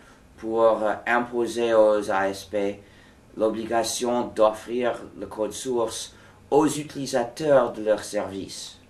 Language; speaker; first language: French; non-native, fluent; English